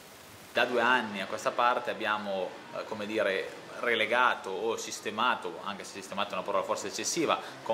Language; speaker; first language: Italian; native; Italian